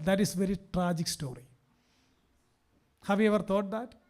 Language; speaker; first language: English; non-native, local second language; Malayalam